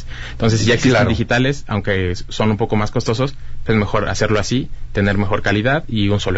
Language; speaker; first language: Spanish; native; Spanish